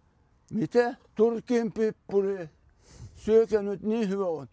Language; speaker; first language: Finnish; non-native, fluent; Turkish